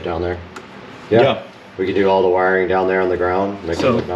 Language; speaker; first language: English; native; English